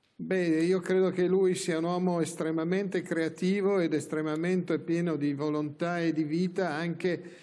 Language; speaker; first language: Italian; native; Italian